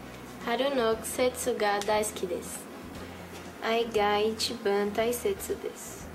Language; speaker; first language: Japanese; non-native, learner; Portuguese